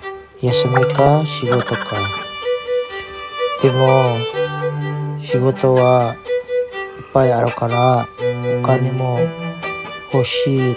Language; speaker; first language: Japanese; non-native, learner; Filipino